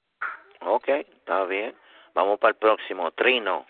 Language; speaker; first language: Spanish; early bilingual, heritage; Spanish